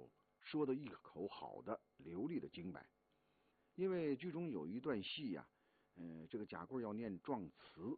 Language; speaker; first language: Chinese; native; Chinese